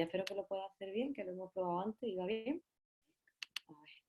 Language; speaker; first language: Spanish; native; Spanish